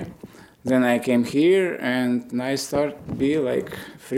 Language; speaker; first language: English; non-native, fluent; Romanian